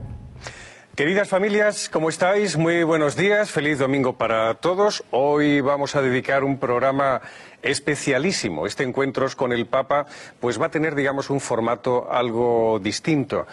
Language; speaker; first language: Spanish; native; Spanish